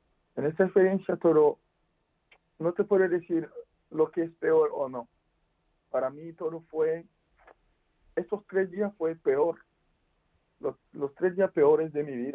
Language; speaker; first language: Spanish; non-native, fluent; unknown